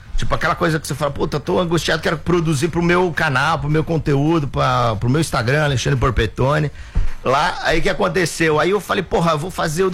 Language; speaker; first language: Portuguese; native; Portuguese